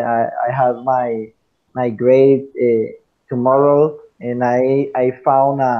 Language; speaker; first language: English; non-native, fluent; Spanish